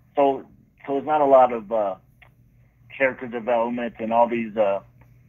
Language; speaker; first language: English; native; English